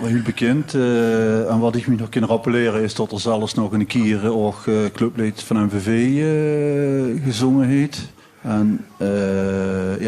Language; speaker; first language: Dutch; non-native, local second language; Limburgish